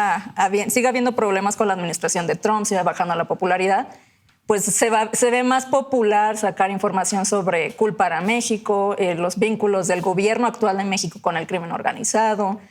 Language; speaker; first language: Spanish; native; Spanish